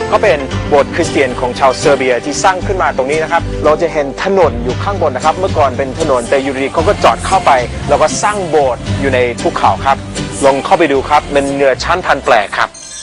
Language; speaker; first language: Thai; non-native, fluent; English